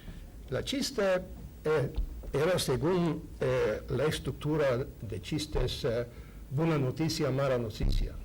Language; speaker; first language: Spanish; non-native, fluent; Hungarian